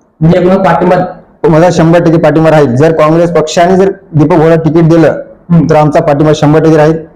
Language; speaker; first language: Marathi; native; Marathi